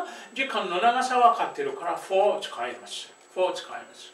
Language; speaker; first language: Japanese; non-native, fluent; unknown